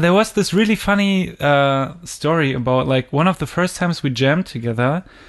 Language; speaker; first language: English; non-native, fluent; German